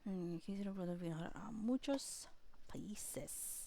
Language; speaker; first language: Spanish; non-native, learner; English